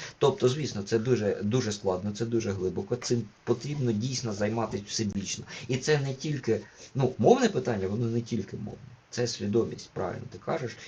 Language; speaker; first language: Ukrainian; non-native, local second language; Russian